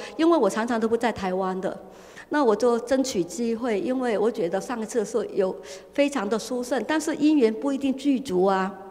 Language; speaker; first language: Chinese; non-native, fluent; Cantonese